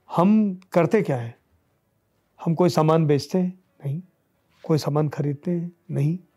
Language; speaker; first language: Hindi; native; Hindi